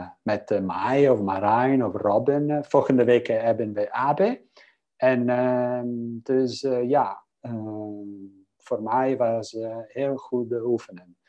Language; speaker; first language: Dutch; non-native, fluent; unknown